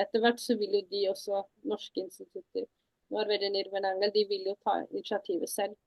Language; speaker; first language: Norwegian; early bilingual, other home language; Tamil